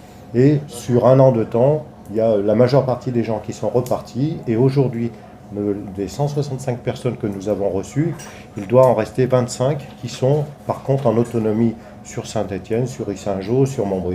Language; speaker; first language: French; native; French